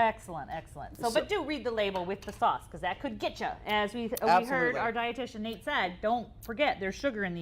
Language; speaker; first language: English; native; English